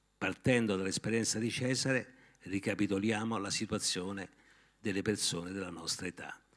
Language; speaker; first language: Italian; native; Italian